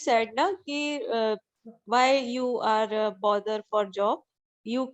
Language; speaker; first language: English; non-native, learner; Hindi